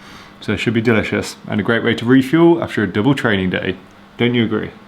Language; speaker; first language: English; native; English